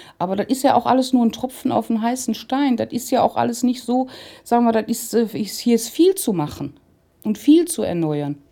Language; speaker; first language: German; native; German